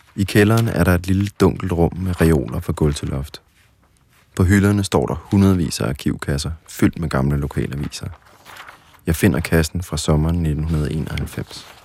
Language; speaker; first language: Danish; native; Danish